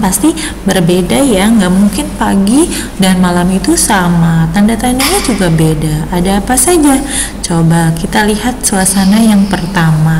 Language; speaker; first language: Indonesian; native; Indonesian